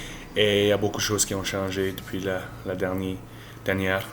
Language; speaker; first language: French; non-native, learner; English